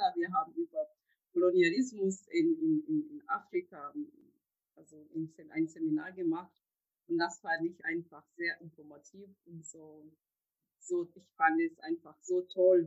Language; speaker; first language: German; non-native, fluent; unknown